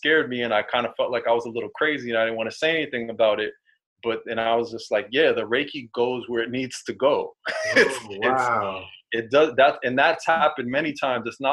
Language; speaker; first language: English; native; English